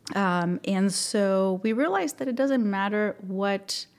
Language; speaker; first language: English; non-native, fluent; Spanish